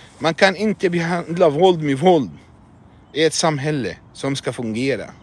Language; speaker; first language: Swedish; non-native, fluent; Arabic